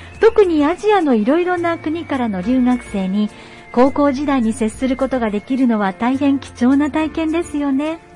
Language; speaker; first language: Japanese; native; Japanese